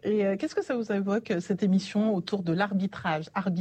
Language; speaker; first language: French; native; French